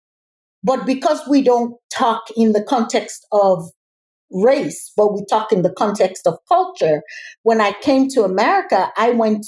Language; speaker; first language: English; native; English